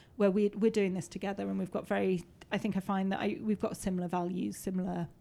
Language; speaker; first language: English; native; English